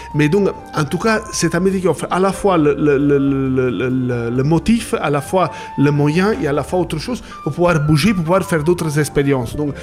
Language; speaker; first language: French; non-native, fluent; Italian